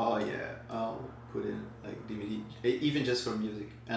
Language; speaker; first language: English; non-native, fluent; Dutch